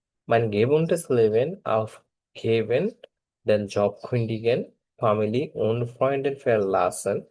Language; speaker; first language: German; non-native, fluent; Bangla